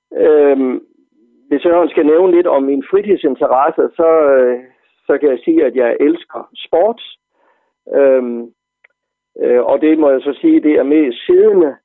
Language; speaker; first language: Danish; native; Danish